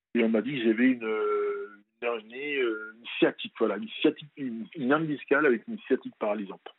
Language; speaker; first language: French; native; French